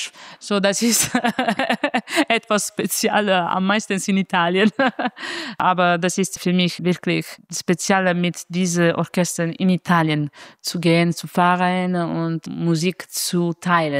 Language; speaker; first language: German; non-native, fluent; Italian